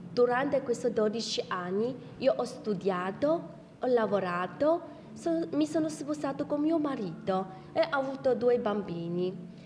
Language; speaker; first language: Italian; non-native, fluent; Chinese